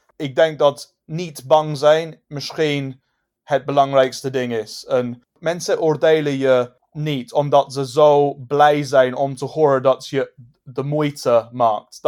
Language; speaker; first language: Dutch; non-native, fluent; English